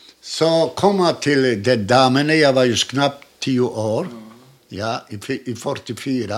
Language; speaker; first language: Swedish; non-native, learner; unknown